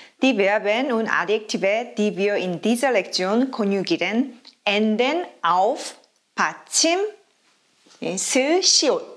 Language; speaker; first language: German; non-native, fluent; Korean